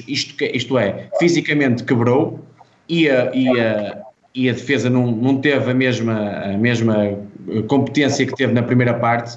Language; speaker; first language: Portuguese; native; Portuguese